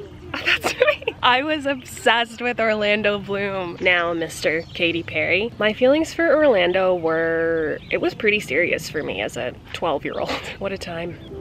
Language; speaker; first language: English; early bilingual, other home language; Russian